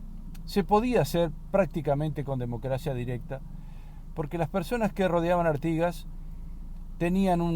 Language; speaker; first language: Spanish; native; Spanish